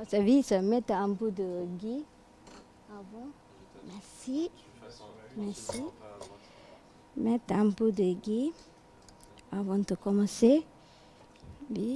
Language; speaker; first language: French; non-native, learner; Tamil